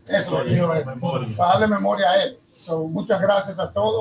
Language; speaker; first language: Spanish; early bilingual, heritage; Spanish